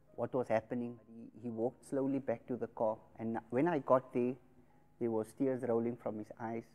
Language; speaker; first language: English; early bilingual, other home language; Afrikaans